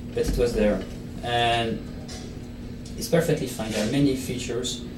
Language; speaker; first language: English; non-native, fluent; Italian